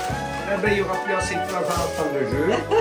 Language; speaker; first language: French; native; French